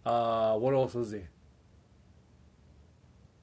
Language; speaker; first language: English; non-native, fluent; Indonesian